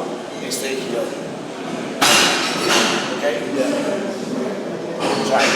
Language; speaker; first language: English; non-native, learner; Italian